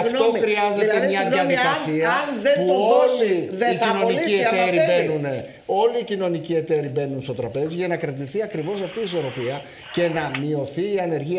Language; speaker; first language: Greek; native; Greek